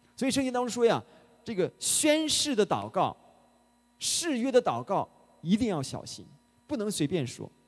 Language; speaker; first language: Chinese; native; Chinese